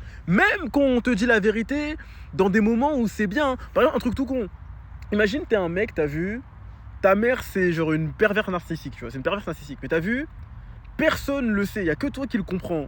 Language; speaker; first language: French; native; French